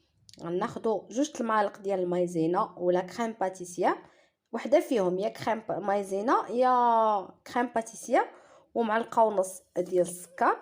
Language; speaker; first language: Arabic; native; Arabic